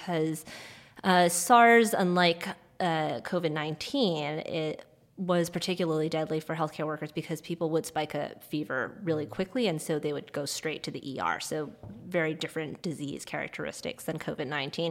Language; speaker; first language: English; non-native, local second language; Cantonese